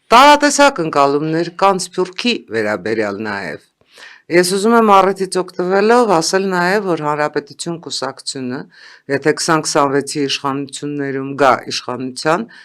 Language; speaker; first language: Armenian; native; Armenian